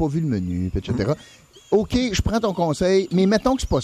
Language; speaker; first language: French; native; French